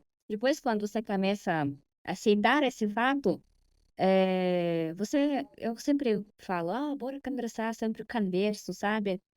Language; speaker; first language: Portuguese; non-native, fluent; Russian